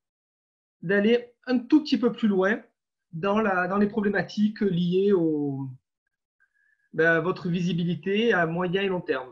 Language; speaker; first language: French; native; French